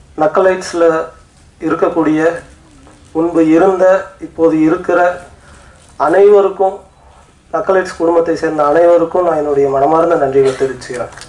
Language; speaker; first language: Tamil; native; Tamil